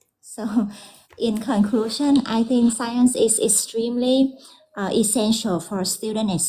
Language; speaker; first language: English; non-native, learner; Vietnamese